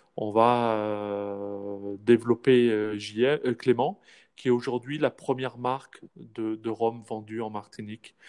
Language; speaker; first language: French; native; French